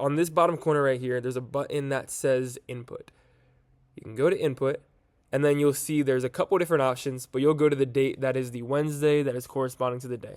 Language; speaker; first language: English; native; English